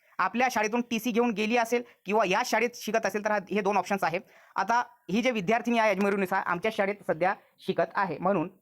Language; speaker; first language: Marathi; non-native, local second language; Urdu